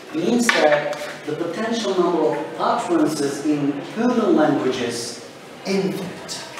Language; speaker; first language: English; non-native, fluent; Turkish